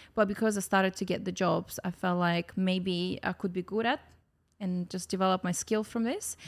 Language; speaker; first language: English; non-native, fluent; Russian